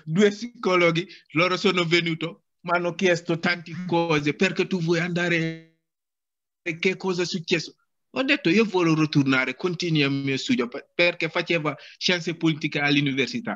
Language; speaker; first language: Italian; non-native, learner; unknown